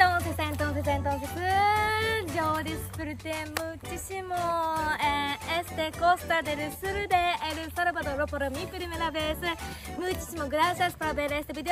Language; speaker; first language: Spanish; non-native, fluent; Japanese